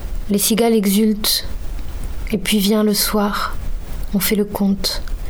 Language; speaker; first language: French; native; French